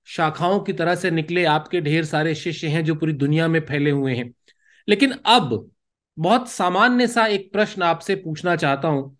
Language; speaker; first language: Hindi; native; Hindi